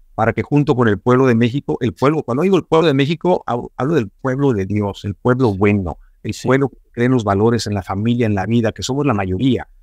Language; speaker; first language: Spanish; native; Spanish